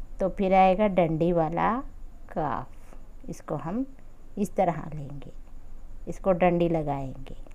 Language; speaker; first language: Hindi; native; Hindi